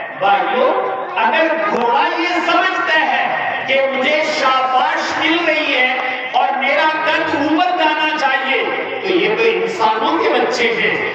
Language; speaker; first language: Urdu; non-native, local second language; Punjabi